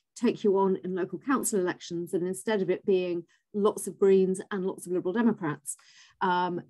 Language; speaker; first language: English; native; English